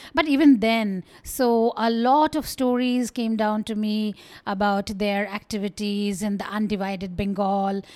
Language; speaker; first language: English; non-native, local second language; Bangla